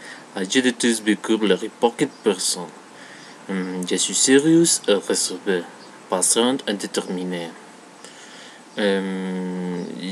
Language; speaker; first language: French; non-native, learner; Spanish